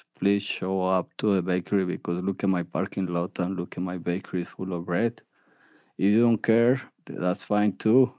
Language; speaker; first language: English; non-native, fluent; Spanish